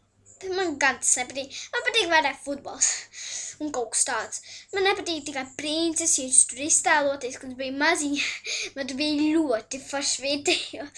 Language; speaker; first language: Latvian; early bilingual, heritage; Latvian